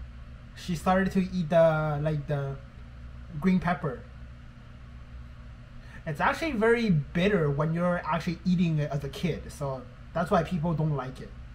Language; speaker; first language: English; non-native, fluent; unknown